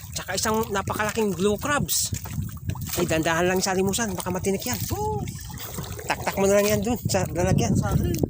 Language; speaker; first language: Filipino; non-native, local second language; Bikol